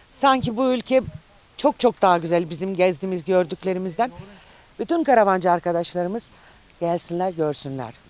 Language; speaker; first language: Turkish; early bilingual, heritage; Romanian